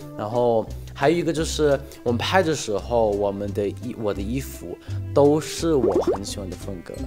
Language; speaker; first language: Chinese; non-native, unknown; Thai